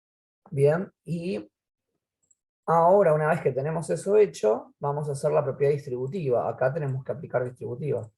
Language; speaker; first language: Spanish; native; Spanish